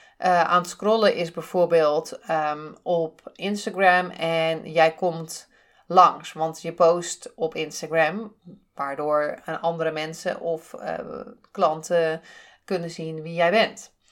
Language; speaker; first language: Dutch; native; Dutch